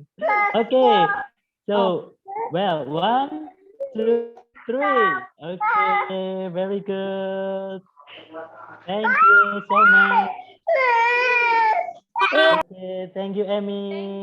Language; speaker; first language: English; non-native, fluent; Indonesian